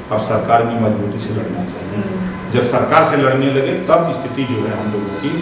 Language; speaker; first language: Hindi; native; Hindi